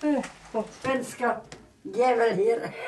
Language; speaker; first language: Swedish; early bilingual, heritage; Swedish